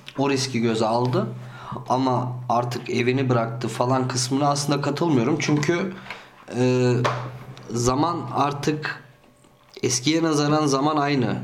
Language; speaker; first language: Turkish; early bilingual, heritage; Turkish